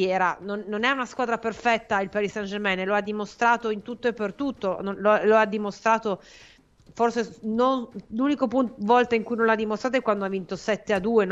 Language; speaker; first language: Italian; native; Italian